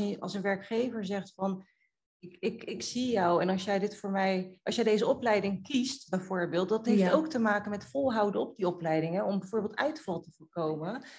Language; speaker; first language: Dutch; early bilingual, other home language; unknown